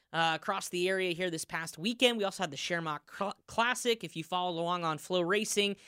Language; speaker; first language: English; native; English